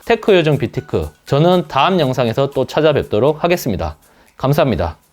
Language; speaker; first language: Korean; native; Korean